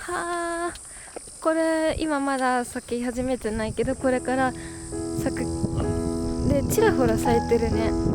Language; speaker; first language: Japanese; native; Japanese